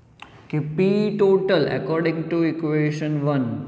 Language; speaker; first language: Hindi; non-native, local second language; Gujarati